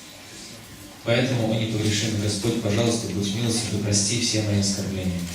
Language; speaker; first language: Russian; native; Russian